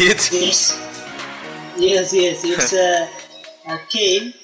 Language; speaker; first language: English; non-native, learner; Bangla